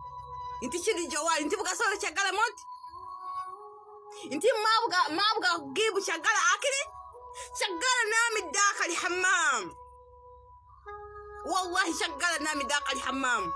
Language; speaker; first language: Arabic; non-native, learner; Amharic